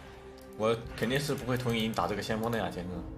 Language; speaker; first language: Chinese; native; Chinese